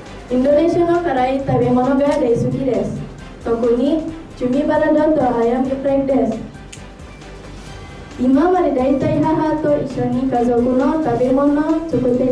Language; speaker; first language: Japanese; non-native, learner; Indonesian